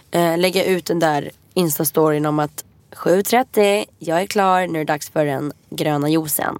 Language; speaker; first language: Swedish; native; Swedish